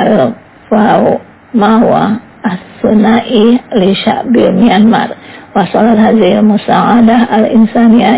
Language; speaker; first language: Arabic; non-native, fluent; Indonesian